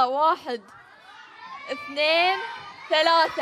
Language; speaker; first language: Arabic; native; Arabic